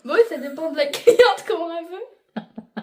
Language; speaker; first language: French; native; French